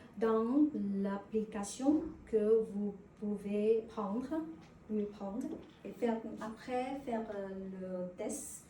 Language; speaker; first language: French; non-native, learner; Vietnamese